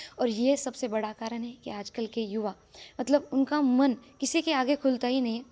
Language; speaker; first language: Hindi; non-native, local second language; Marathi